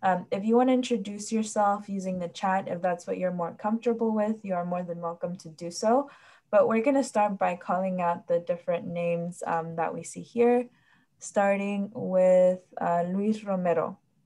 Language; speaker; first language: English; early bilingual, other home language; Spanish